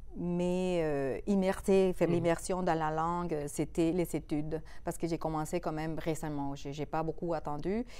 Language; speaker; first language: French; non-native, fluent; Spanish